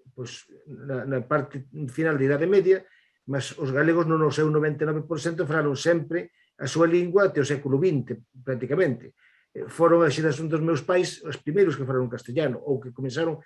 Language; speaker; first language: Galician; native; Galician